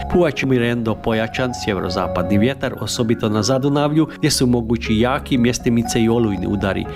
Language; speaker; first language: Croatian; early bilingual, heritage; Croatian